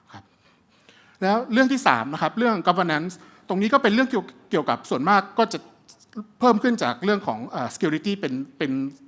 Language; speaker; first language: Thai; early bilingual, heritage; Thai